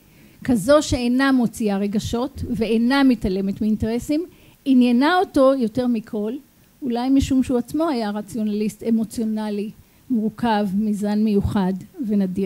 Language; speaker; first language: Hebrew; native; Hebrew